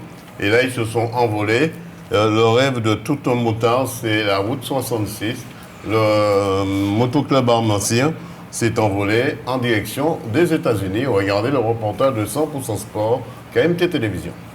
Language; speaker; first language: French; native; French